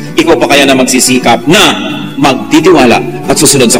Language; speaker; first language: Filipino; native; Filipino